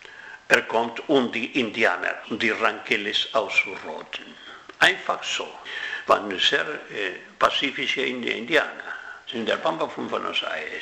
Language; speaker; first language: German; non-native, fluent; Spanish